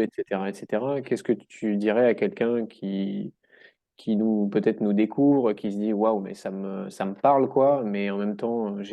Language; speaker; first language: French; native; French